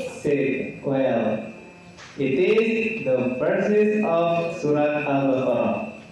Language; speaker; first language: English; non-native, learner; Indonesian